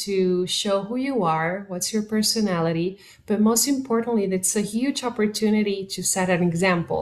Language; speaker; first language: English; non-native, fluent; Spanish